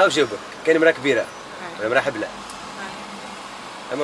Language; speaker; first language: Arabic; native; Arabic